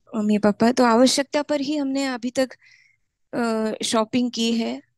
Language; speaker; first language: Hindi; non-native, local second language; Marathi